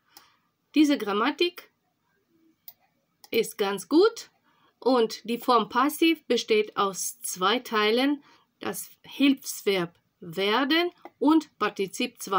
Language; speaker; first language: German; non-native, fluent; Russian